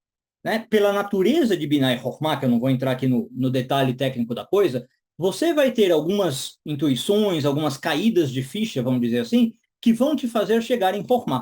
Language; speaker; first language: Portuguese; native; Portuguese